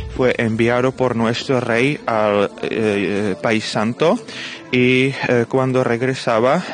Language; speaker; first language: Spanish; non-native, fluent; Czech